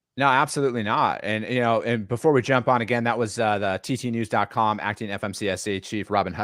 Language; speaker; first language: English; native; English